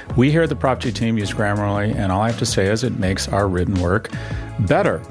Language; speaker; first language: English; native; English